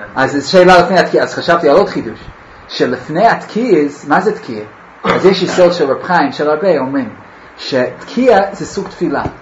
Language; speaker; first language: Hebrew; non-native, fluent; English